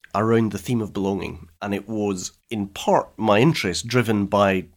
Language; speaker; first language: English; native; English